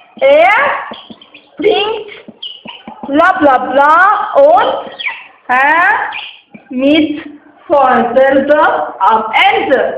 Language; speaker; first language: German; non-native, learner; Arabic